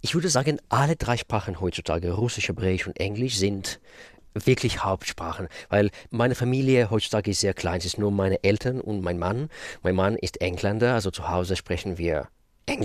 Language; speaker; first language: German; non-native, fluent; Russian